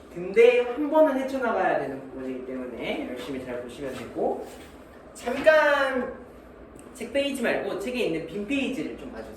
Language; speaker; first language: Korean; native; Korean